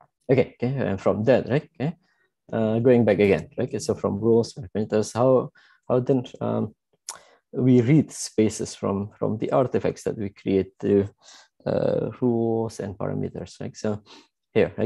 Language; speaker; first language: English; non-native, fluent; Javanese